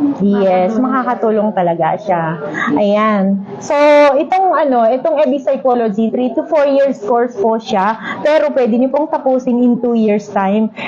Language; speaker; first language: Filipino; non-native, local second language; Maguindanaon